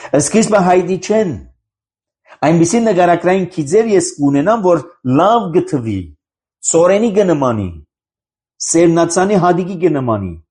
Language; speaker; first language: Armenian; native; Armenian